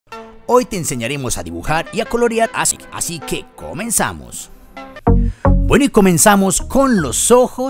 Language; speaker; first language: Spanish; native; Spanish